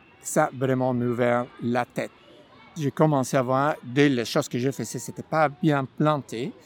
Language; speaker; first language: French; non-native, fluent; Spanish